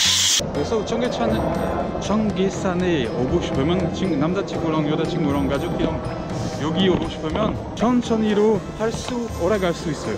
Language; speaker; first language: Korean; non-native, learner; French